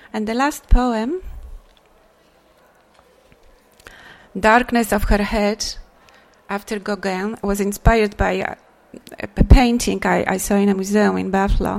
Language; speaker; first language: English; non-native, fluent; Polish